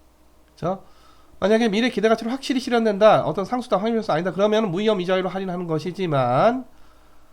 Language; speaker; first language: Korean; native; Korean